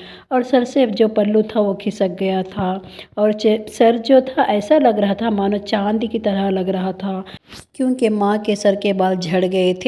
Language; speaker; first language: Hindi; non-native, local second language; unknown